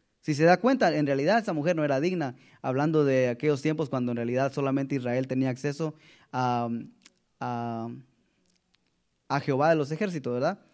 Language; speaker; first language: Spanish; native; Spanish